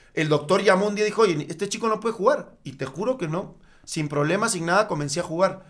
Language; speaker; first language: Spanish; native; Spanish